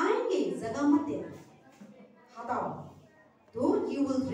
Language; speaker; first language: Hindi; non-native, local second language; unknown